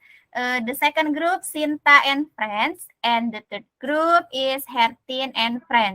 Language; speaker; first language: English; non-native, learner; Indonesian